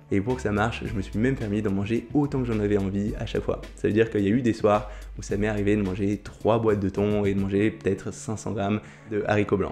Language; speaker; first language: French; native; French